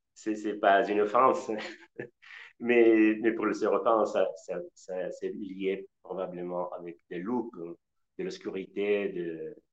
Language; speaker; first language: French; non-native, learner; Spanish